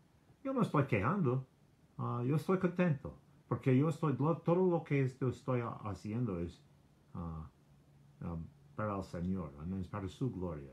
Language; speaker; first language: Spanish; non-native, learner; English